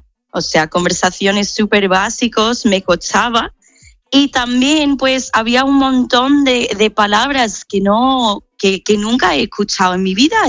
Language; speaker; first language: Spanish; non-native, fluent; English